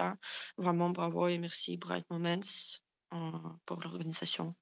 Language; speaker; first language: French; non-native, fluent; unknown